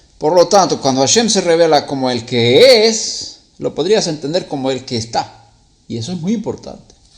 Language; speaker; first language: Spanish; non-native, fluent; Swedish